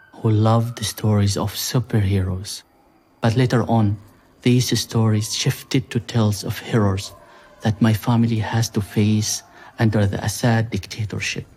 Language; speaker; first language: English; non-native, fluent; Arabic